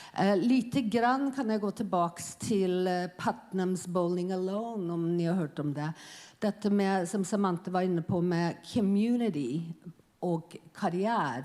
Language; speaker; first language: Swedish; non-native, fluent; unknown